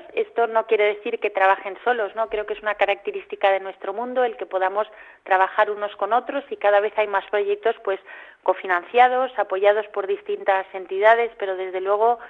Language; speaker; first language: Spanish; native; Spanish